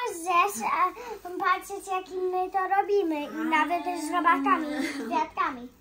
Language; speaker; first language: Polish; early bilingual, heritage; Polish